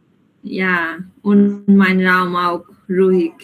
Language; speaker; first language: German; non-native, learner; Bangla